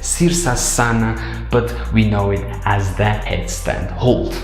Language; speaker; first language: English; non-native, fluent; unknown